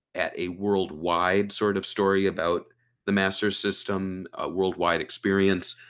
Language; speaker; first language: English; native; English